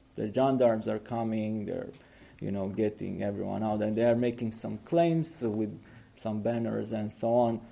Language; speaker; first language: English; non-native, fluent; Romanian